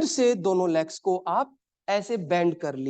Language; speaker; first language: Hindi; native; Hindi